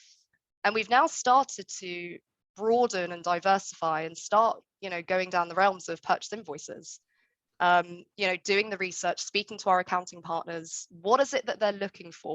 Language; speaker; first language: English; native; English